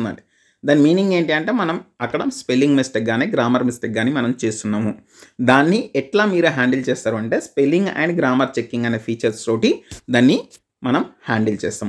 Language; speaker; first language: Telugu; native; Telugu